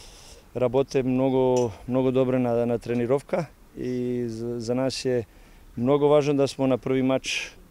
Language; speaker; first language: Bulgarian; non-native, learner; Serbian